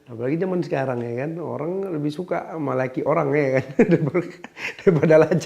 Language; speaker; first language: Indonesian; native; Indonesian